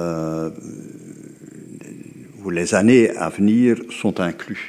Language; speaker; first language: French; native; French